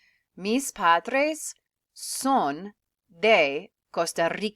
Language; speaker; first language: Spanish; non-native, fluent; English